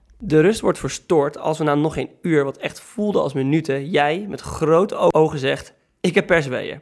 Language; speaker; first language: Dutch; native; Dutch